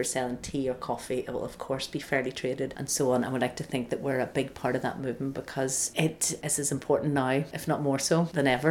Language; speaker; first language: English; native; English